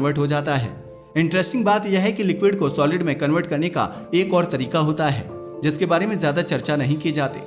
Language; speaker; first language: Hindi; native; Hindi